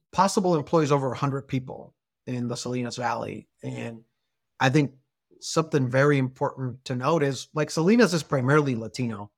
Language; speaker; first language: English; non-native, fluent; Spanish